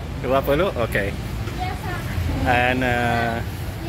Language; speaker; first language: Indonesian; non-native, learner; Arabic